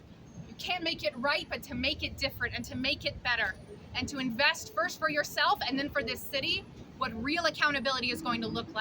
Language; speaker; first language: English; native; English